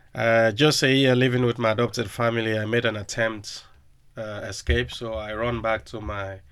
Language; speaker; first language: English; non-native, local second language; Krio